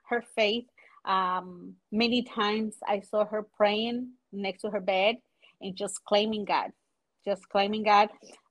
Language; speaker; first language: English; non-native, fluent; Spanish